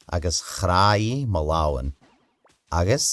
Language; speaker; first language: Irish; non-native, learner; English